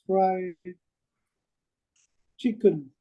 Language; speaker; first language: English; non-native, learner; Vietnamese